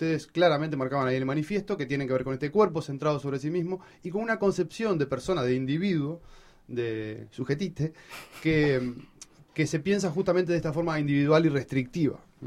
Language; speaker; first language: Spanish; native; Spanish